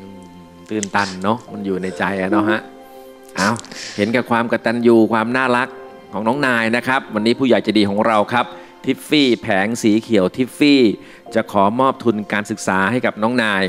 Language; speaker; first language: Thai; native; Thai